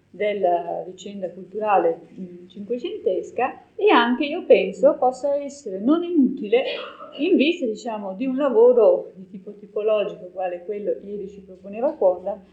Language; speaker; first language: Italian; native; Italian